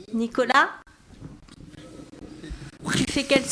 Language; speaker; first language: French; native; French